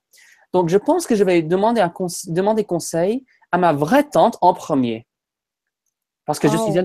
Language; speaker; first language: French; non-native, fluent; English